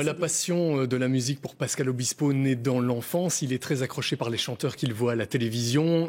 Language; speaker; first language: French; native; French